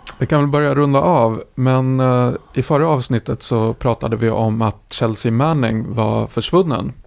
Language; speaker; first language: Swedish; native; Swedish